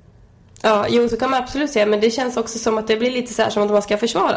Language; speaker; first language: Swedish; native; Swedish